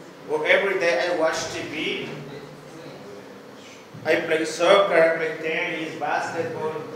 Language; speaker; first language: English; non-native, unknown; Spanish